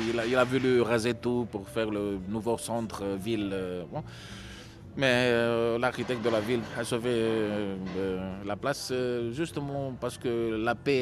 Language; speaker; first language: French; non-native, fluent; Romanian